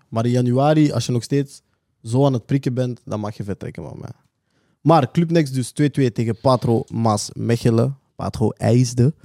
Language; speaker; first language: Dutch; native; Dutch